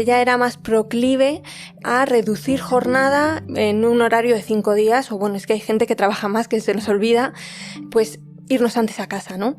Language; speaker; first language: Spanish; native; Spanish